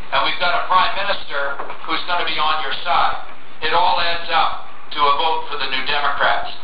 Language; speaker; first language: English; native; English